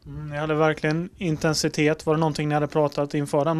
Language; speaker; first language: Swedish; native; Swedish